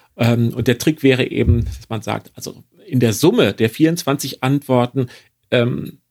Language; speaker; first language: German; native; German